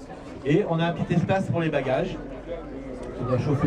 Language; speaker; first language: French; native; French